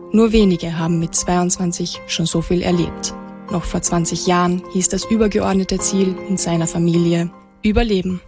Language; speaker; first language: German; native; German